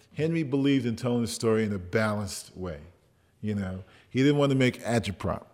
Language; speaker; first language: English; native; English